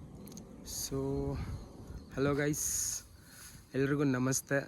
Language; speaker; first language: Kannada; native; Kannada